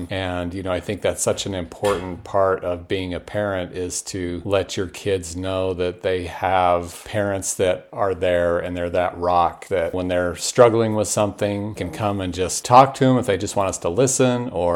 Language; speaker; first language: English; native; English